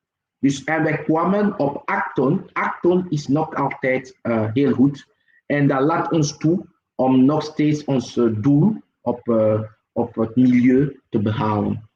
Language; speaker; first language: Dutch; non-native, local second language; French